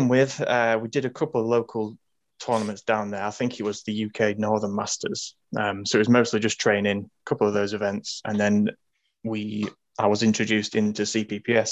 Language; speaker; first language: English; native; English